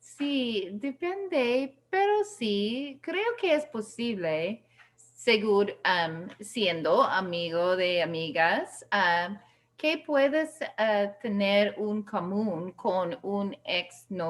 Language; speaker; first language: Spanish; non-native, learner; English